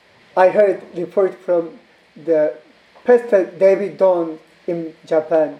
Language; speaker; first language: English; non-native, fluent; Korean